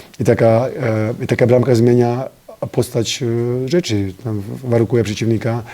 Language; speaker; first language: Polish; non-native, fluent; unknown